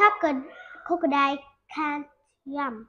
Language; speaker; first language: English; non-native, learner; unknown